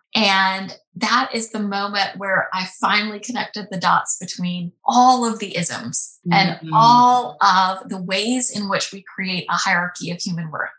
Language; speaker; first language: English; native; English